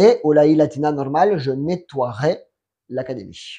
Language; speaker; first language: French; non-native, fluent; Spanish